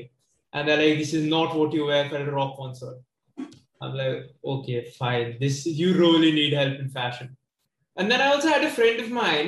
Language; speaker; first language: English; non-native, local second language; Hindi